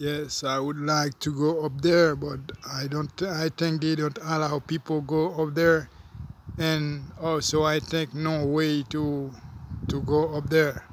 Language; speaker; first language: English; non-native, fluent; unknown